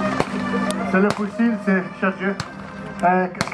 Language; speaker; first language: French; non-native, learner; Italian